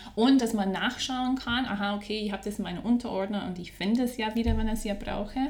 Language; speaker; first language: German; non-native, fluent; English